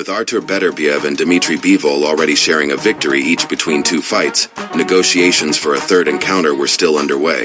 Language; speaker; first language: English; native; English